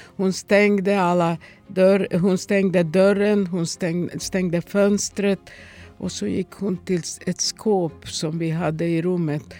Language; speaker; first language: Swedish; non-native, fluent; Serbian